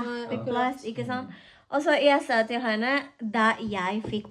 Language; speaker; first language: Norwegian; non-native, learner; Indonesian